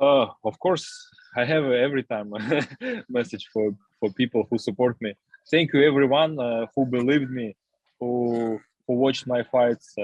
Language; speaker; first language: English; non-native, learner; Russian